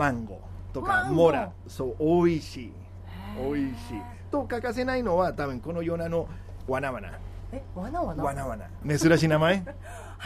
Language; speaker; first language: Japanese; non-native, fluent; Spanish